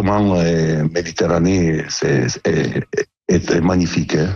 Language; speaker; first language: French; non-native, learner; Italian